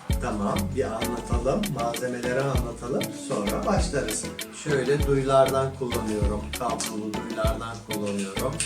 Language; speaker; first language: Turkish; native; Turkish